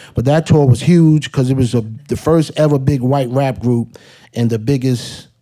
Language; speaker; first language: English; native; English